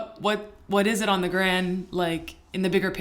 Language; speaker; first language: English; native; English